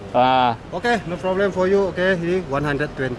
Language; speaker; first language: English; non-native, learner; Indonesian